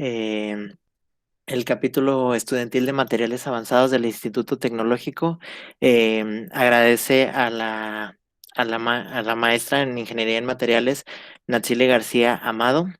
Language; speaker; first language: Spanish; native; Spanish